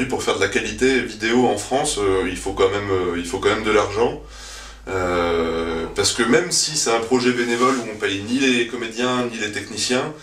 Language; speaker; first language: French; native; French